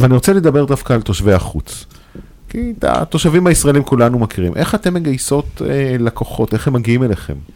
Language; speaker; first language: Hebrew; native; Hebrew